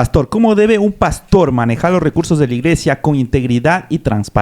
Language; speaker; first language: Spanish; native; Spanish